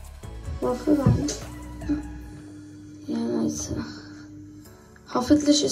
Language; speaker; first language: German; early bilingual, other home language; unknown